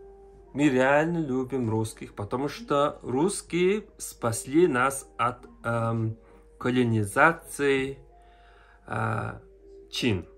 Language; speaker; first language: Russian; non-native, learner; Mongolian